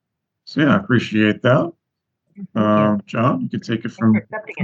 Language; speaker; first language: English; native; English